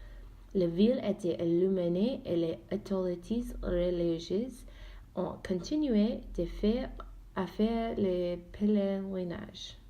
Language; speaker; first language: French; non-native, learner; Dutch